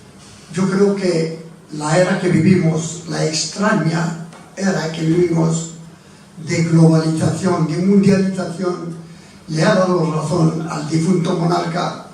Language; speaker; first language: Spanish; non-native, fluent; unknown